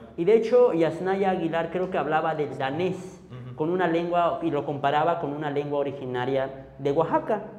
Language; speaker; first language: Spanish; non-native, local second language; Tzotzil